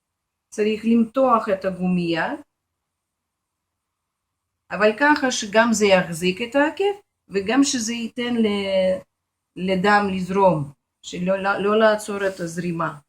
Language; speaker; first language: Hebrew; non-native, fluent; Russian